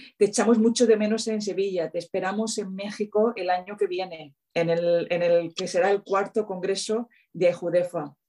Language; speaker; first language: Spanish; native; Spanish